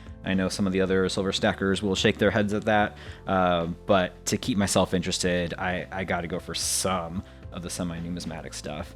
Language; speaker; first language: English; native; English